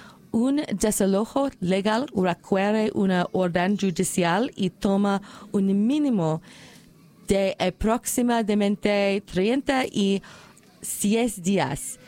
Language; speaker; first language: Spanish; non-native, learner; English